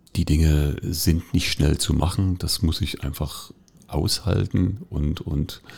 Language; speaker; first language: German; native; German